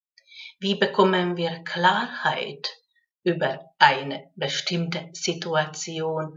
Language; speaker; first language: German; non-native, fluent; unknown